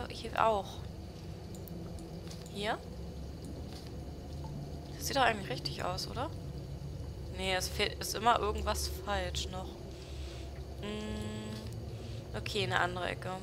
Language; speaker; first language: German; native; German